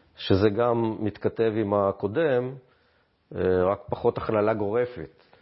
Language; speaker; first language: Hebrew; native; Hebrew